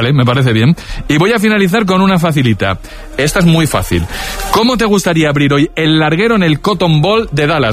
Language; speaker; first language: Spanish; native; Spanish